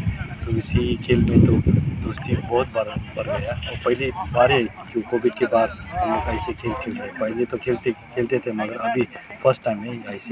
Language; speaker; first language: Hindi; non-native, fluent; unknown